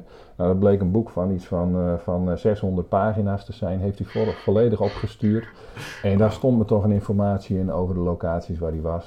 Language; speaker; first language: Dutch; native; Dutch